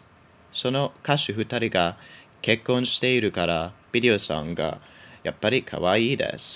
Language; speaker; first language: Japanese; non-native, learner; English